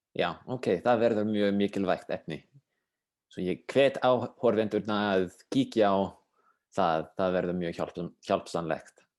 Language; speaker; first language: Icelandic; non-native, fluent; English